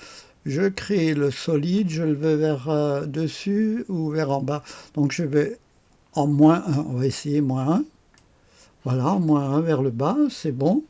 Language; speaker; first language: French; native; French